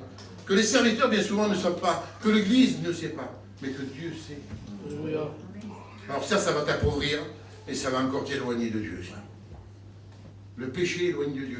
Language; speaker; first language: French; native; French